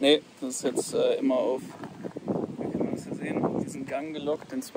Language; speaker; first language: German; native; German